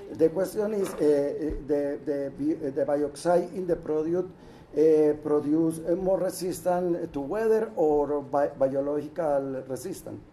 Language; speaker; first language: English; non-native, learner; Spanish